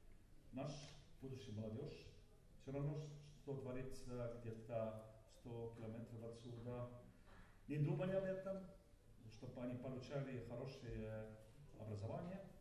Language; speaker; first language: Russian; non-native, learner; Estonian